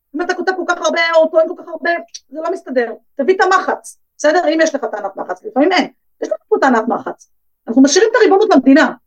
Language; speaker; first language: Hebrew; native; Hebrew